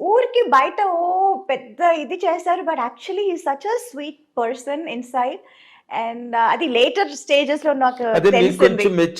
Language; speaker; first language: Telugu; non-native, local second language; Tamil